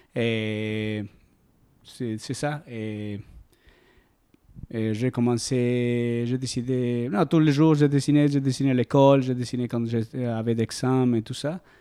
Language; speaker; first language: French; non-native, learner; Spanish